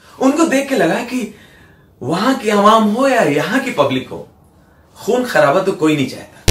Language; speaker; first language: Hindi; native; Hindi